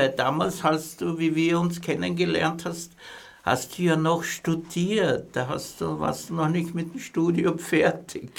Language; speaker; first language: German; native; German